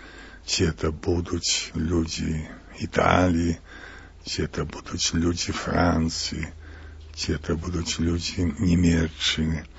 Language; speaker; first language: Belarusian; native; Belarusian